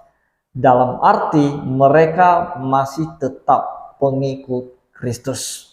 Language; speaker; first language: Indonesian; native; Indonesian